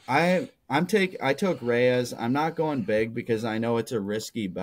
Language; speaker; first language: English; native; English